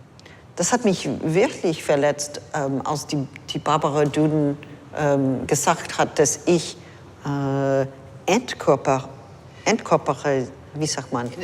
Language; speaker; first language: German; non-native, fluent; English